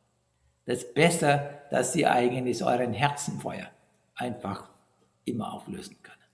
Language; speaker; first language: German; non-native, fluent; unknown